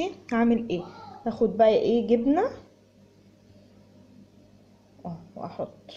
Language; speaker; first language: Arabic; native; Arabic